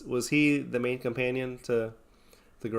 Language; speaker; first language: English; native; English